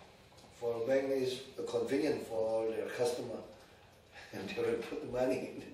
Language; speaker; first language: English; non-native, learner; Indonesian